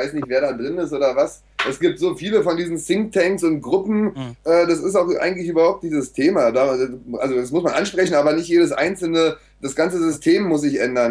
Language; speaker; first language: German; native; German